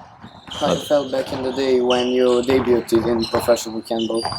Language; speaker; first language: English; non-native, learner; Serbian